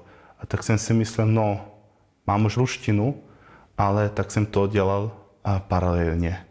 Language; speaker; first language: Czech; non-native, fluent; Croatian